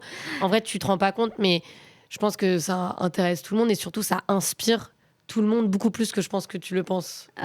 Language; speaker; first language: French; native; French